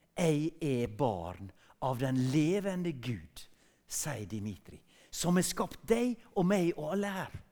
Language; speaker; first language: Norwegian; native; Norwegian